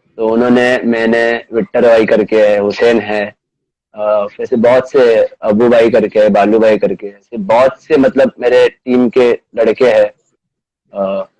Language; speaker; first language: Hindi; non-native, local second language; Marathi